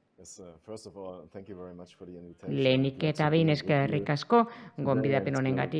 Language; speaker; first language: Basque; non-native, learner; German